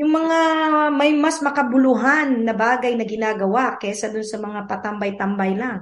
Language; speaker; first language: Filipino; native; Filipino